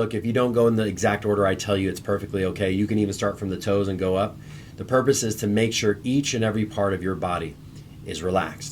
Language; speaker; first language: English; native; English